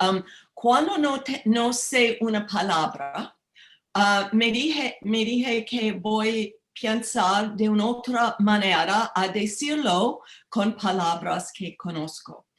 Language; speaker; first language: Spanish; non-native, learner; English